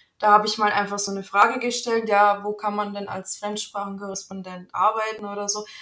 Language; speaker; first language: German; native; German